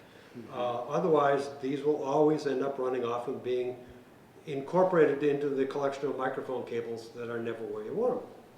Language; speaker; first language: English; native; English